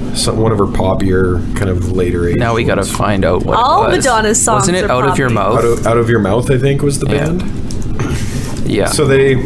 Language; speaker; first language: English; native; English